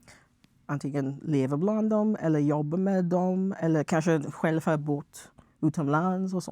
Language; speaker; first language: Swedish; non-native, fluent; English